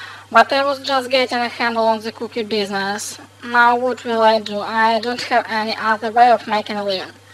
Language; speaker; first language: English; non-native, fluent; Russian